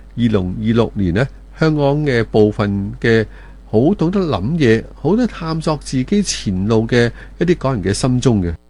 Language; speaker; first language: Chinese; non-native, local second language; Cantonese